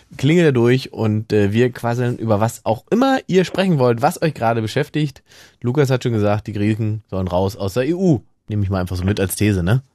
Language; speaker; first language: German; native; German